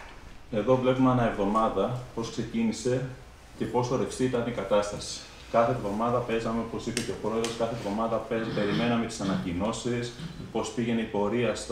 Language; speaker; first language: Greek; native; Greek